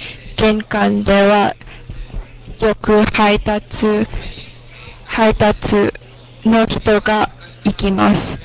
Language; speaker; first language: Japanese; non-native, learner; English